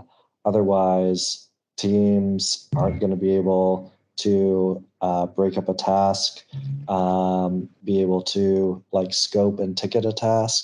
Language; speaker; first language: English; native; English